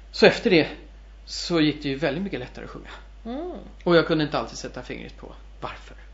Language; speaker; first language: Swedish; native; Swedish